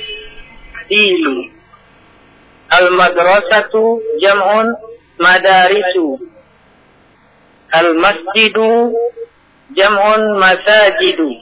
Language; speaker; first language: Arabic; non-native, learner; Indonesian